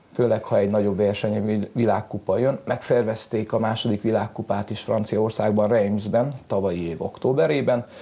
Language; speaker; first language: Hungarian; native; Hungarian